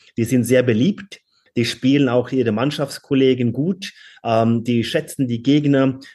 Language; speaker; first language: German; non-native, fluent; Norwegian